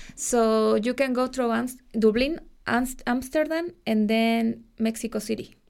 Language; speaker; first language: English; non-native, fluent; Spanish